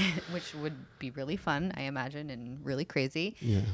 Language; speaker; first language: English; native; English